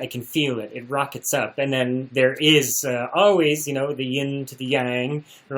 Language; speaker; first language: English; native; English